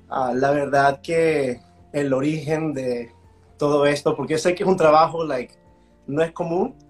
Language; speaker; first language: Spanish; early bilingual, heritage; Spanish